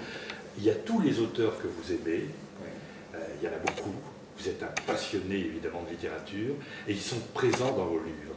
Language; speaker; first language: French; native; French